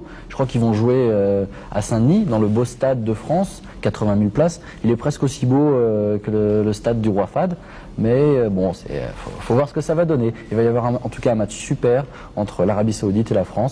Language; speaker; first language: French; native; French